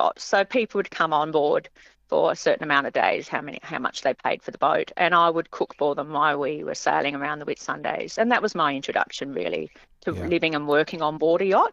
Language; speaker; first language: English; native; English